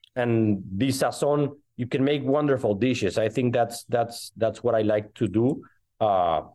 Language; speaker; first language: English; non-native, fluent; Spanish